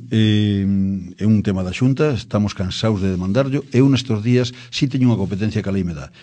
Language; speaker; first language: Galician; native; Galician